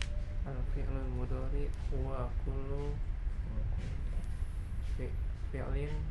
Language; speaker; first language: Arabic; non-native, learner; Indonesian